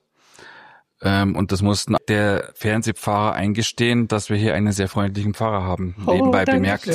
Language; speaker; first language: German; native; German